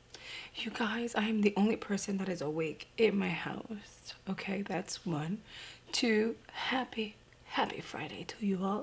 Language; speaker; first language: English; native; English